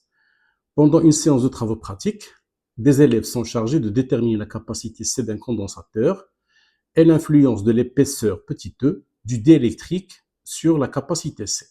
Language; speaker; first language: French; non-native, local second language; Arabic